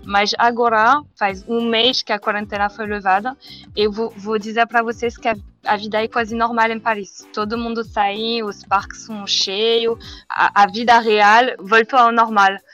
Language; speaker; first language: Portuguese; non-native, learner; French